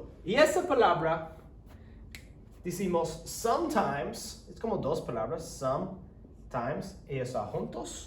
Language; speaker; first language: Spanish; non-native, learner; English